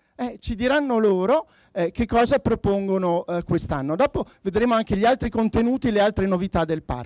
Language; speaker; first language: Italian; native; Italian